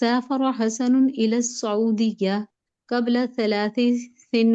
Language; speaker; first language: Arabic; non-native, learner; Urdu